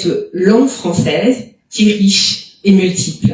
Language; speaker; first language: French; native; French